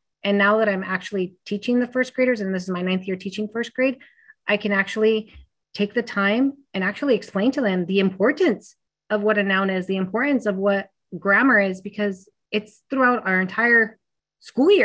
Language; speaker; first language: English; early bilingual, other home language; Spanish